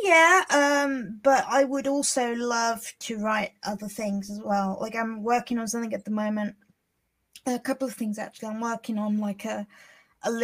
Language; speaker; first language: English; native; English